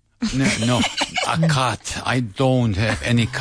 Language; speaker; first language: English; non-native, learner; Spanish